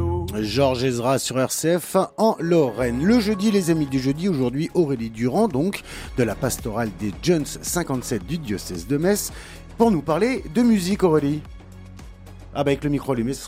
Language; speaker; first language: French; native; French